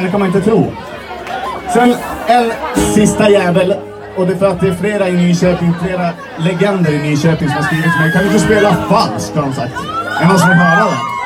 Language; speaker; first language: Swedish; native; Swedish